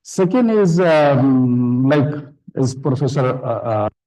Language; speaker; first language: English; non-native, local second language; Nepali